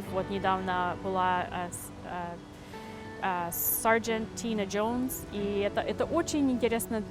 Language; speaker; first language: Russian; early bilingual, heritage; Russian